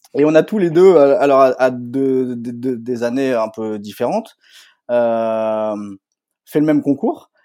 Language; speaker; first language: French; native; French